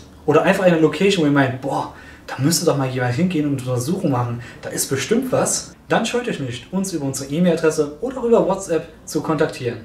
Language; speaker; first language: German; native; German